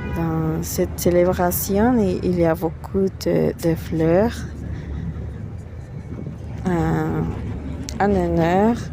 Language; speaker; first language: French; non-native, learner; Spanish